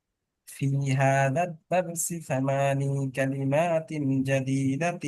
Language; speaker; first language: Arabic; non-native, fluent; Bangla